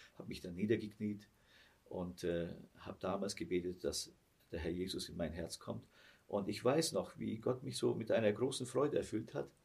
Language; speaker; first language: German; early bilingual, heritage; German